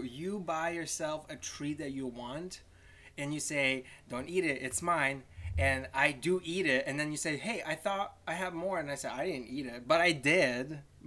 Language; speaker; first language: English; non-native, fluent; Lithuanian